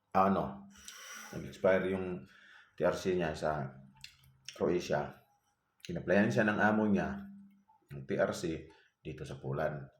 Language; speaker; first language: Filipino; non-native, local second language; Cebuano